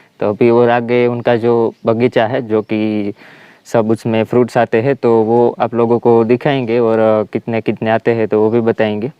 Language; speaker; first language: Hindi; non-native, local second language; Gujarati